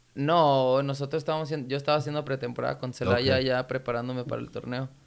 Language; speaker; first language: Spanish; early bilingual, heritage; Spanish